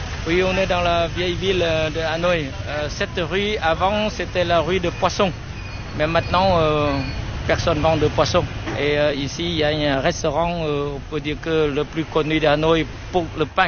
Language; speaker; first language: French; non-native, fluent; Vietnamese